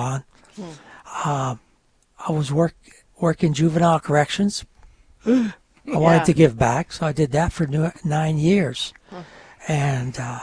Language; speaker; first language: English; non-native, local second language; French